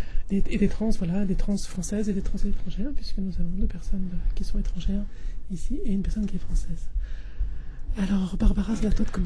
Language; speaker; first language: French; native; French